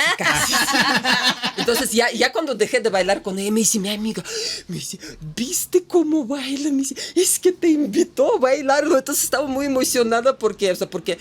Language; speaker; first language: Spanish; non-native, fluent; Russian